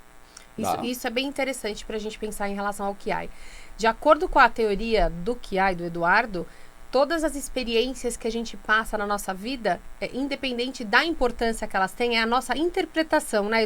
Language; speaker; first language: Portuguese; native; Portuguese